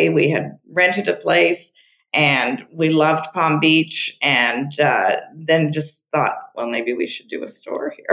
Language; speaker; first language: English; non-native, fluent; French